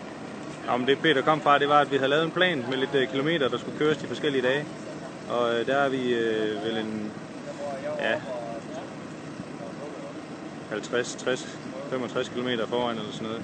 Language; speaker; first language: Danish; native; Danish